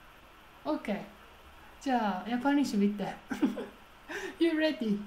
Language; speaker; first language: German; non-native, learner; Japanese